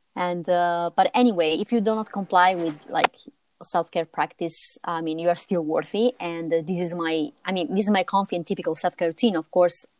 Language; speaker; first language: English; non-native, fluent; Italian